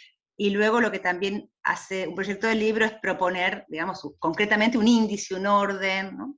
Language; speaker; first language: Spanish; native; Spanish